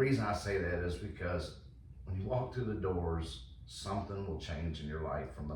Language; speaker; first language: English; native; English